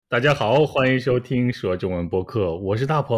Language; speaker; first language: Chinese; native; Chinese